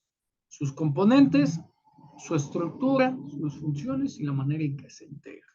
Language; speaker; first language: Spanish; native; Spanish